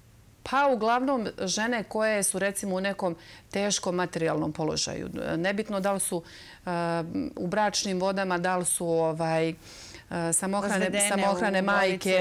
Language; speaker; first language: Serbian; native; Serbian